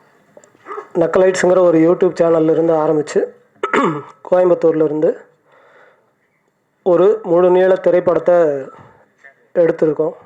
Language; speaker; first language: Tamil; native; Tamil